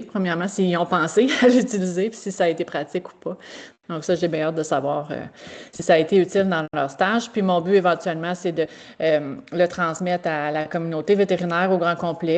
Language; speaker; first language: French; native; French